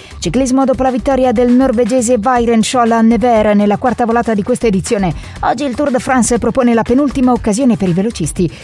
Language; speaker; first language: Italian; native; Italian